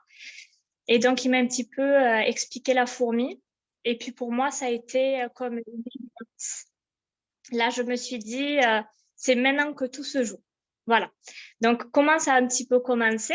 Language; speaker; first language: French; native; French